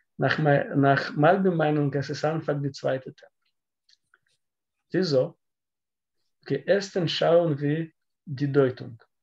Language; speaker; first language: German; non-native, learner; Russian